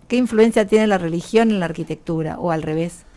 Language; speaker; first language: Spanish; native; Spanish